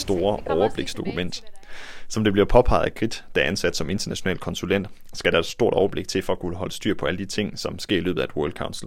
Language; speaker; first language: Danish; native; Danish